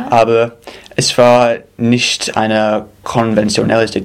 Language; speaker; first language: German; non-native, fluent; English